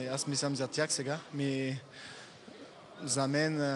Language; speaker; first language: Bulgarian; non-native, learner; French